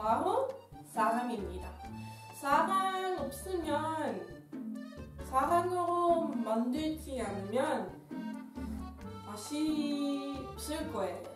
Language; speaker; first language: Korean; non-native, learner; Dutch